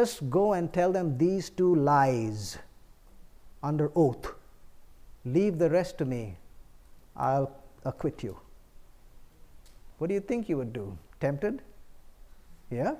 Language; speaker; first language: English; non-native, local second language; Bangla